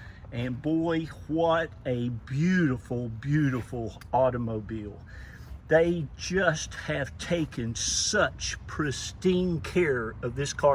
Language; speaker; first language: English; native; English